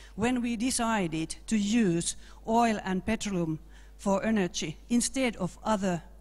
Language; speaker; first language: English; non-native, fluent; Finnish